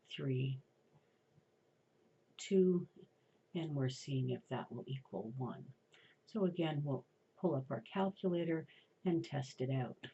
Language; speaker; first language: English; native; English